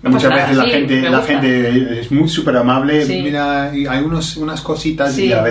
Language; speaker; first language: Spanish; non-native, fluent; English